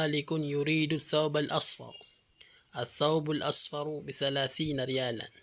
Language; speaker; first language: Arabic; non-native, fluent; Filipino